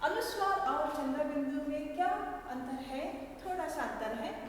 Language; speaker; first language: Hindi; non-native, local second language; Kannada